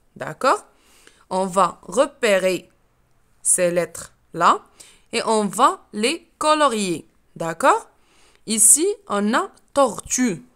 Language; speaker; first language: French; non-native, local second language; Arabic